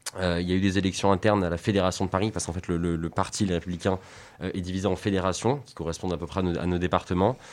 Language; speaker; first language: French; native; French